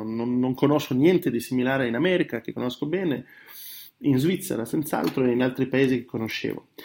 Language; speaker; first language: Italian; early bilingual, heritage; Italian